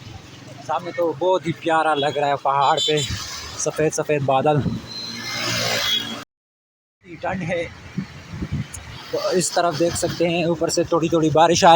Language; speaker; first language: Hindi; non-native, local second language; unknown